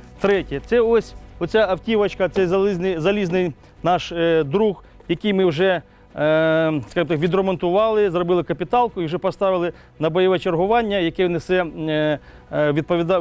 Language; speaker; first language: Ukrainian; native; Ukrainian